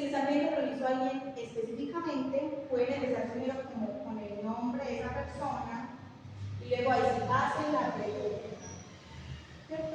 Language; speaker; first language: Spanish; non-native, fluent; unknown